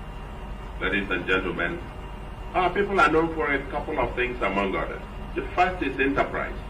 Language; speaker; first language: English; non-native, local second language; Igbo